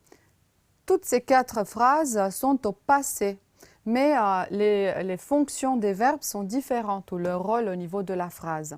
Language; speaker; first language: French; non-native, fluent; Romanian